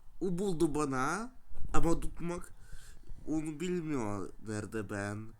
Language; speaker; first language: Turkish; non-native, learner; Russian